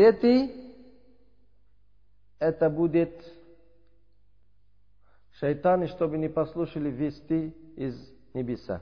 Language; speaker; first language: Russian; non-native, learner; Uzbek